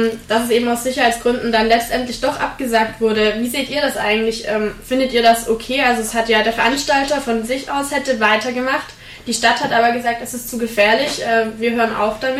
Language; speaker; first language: German; native; German